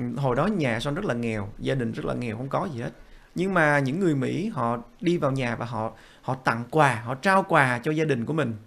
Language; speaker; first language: Vietnamese; early bilingual, other home language; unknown